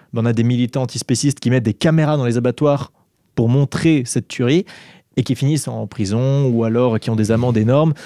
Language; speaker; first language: French; native; French